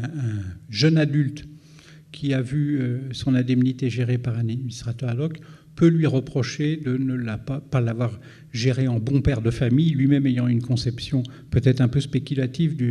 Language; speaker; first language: French; native; French